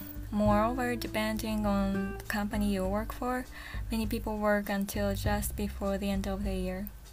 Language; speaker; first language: English; non-native, fluent; Japanese